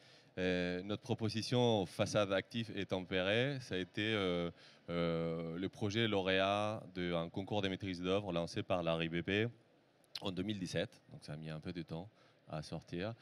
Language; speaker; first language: French; native; French